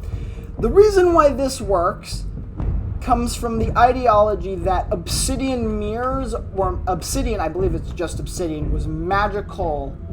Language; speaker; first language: English; native; English